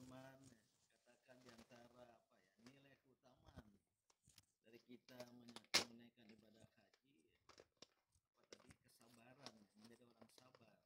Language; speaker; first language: Indonesian; native; Indonesian